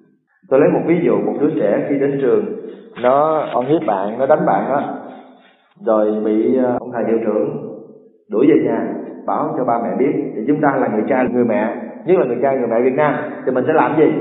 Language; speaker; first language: Vietnamese; native; Vietnamese